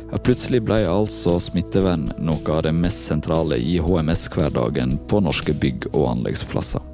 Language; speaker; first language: Norwegian; native; Norwegian